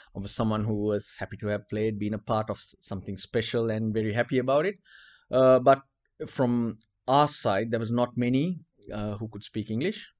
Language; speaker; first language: English; non-native, local second language; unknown